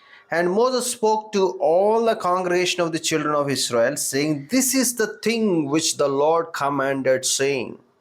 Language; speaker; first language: English; non-native, local second language; Telugu